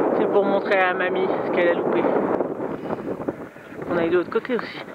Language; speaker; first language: French; native; French